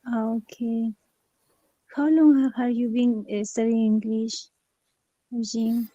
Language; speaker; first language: English; non-native, learner; Spanish